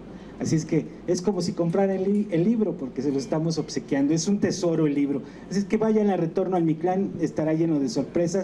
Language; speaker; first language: Spanish; native; Spanish